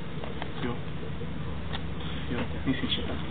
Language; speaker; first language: Slovak; non-native, learner; Croatian